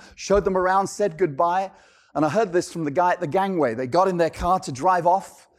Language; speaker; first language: English; native; English